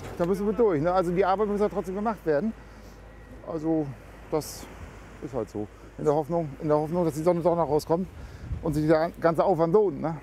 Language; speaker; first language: German; native; German